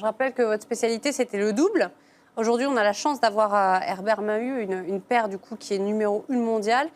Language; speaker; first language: French; native; French